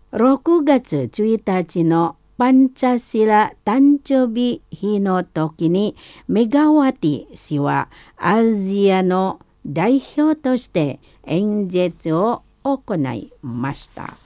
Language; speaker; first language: Japanese; non-native, learner; Indonesian